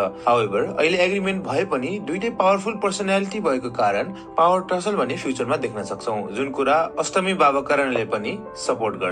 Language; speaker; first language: Nepali; native; Nepali